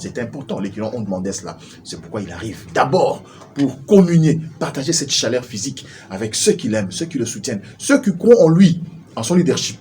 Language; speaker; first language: French; non-native, local second language; Lingala